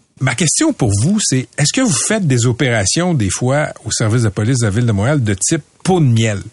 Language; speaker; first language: French; native; French